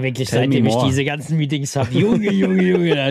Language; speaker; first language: German; native; German